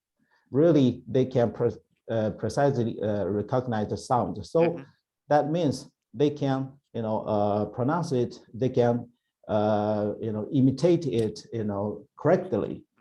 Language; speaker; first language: English; non-native, learner; Chinese